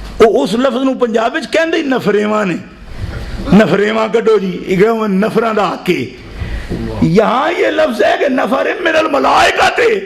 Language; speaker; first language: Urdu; non-native, local second language; Punjabi